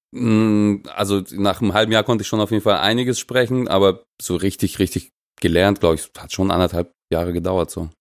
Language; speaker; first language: German; non-native, fluent; Russian